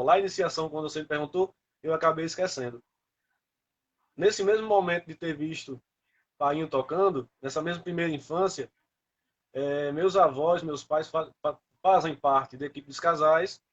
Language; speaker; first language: Portuguese; native; Portuguese